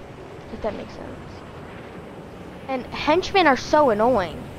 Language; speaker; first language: English; native; English